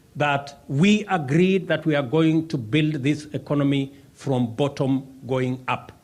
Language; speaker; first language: English; non-native, local second language; Kalenjin